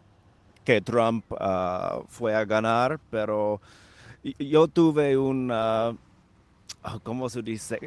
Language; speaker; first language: Spanish; non-native, fluent; English